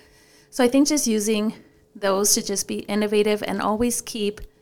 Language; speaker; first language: English; early bilingual, other home language; Spanish